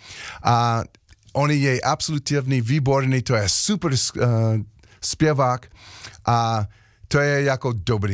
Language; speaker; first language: Czech; non-native, learner; English